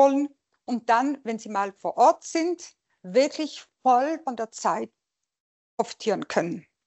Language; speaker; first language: German; non-native, local second language; French